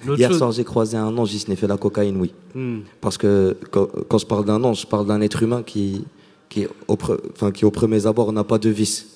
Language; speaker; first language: French; non-native, local second language; Arabic